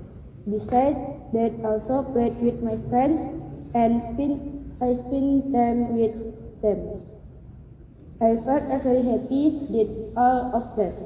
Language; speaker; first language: English; non-native, learner; Indonesian